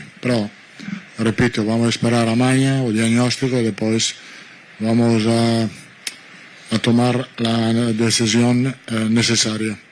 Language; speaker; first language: Portuguese; non-native, learner; Italian